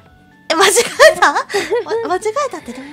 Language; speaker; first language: Japanese; native; Japanese